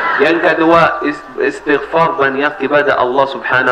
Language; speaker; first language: Indonesian; non-native, learner; Arabic